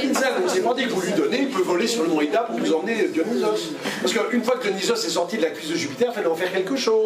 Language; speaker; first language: French; native; French